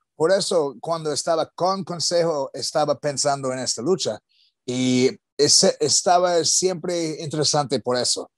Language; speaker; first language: Spanish; non-native, learner; English